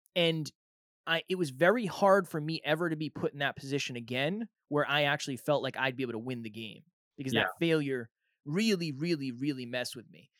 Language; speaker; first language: English; native; English